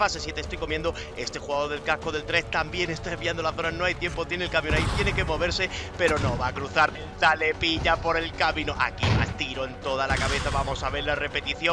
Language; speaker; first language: Spanish; native; Spanish